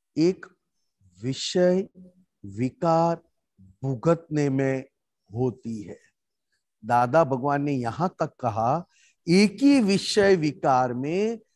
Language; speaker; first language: Hindi; non-native, local second language; Gujarati